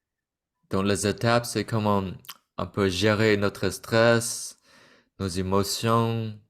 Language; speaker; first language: French; non-native, fluent; Vietnamese